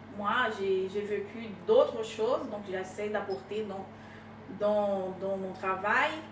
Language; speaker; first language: French; non-native, fluent; Portuguese